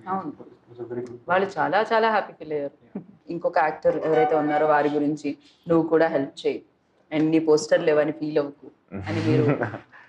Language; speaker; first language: Telugu; native; Telugu